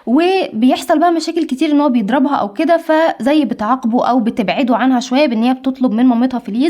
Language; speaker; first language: Arabic; native; Arabic